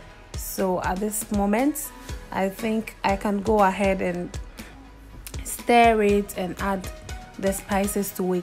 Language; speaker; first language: English; non-native, local second language; Akan